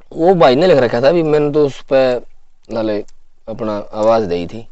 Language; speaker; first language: Hindi; native; Hindi